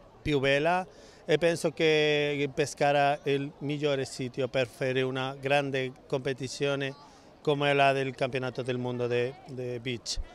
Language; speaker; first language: Italian; non-native, learner; Spanish